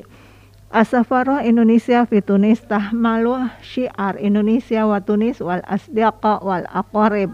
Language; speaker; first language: Arabic; non-native, fluent; Indonesian